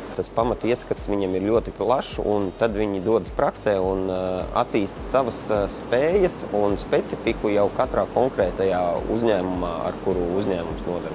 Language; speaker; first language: Latvian; native; Latvian